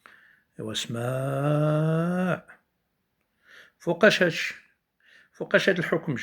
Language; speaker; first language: Arabic; native; Arabic